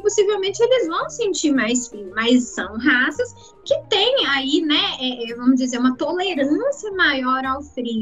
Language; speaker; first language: Portuguese; native; Portuguese